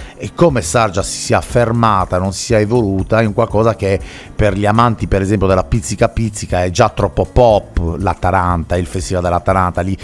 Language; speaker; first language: Italian; native; Italian